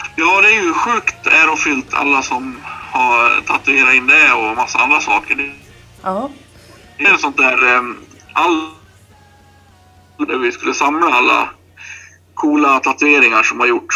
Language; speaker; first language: Swedish; native; Swedish